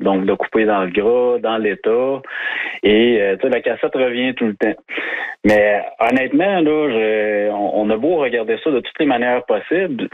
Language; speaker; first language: French; native; French